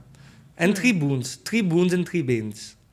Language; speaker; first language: English; non-native, local second language; Hindi